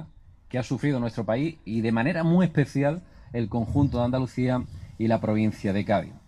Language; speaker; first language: Spanish; native; Spanish